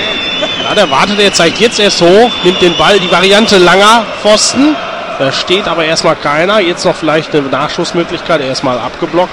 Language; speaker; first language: German; native; German